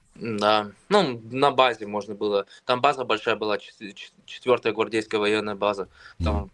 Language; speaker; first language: Russian; native; Russian